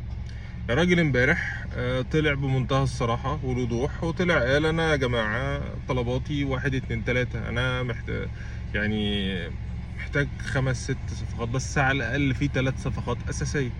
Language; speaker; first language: Arabic; native; Arabic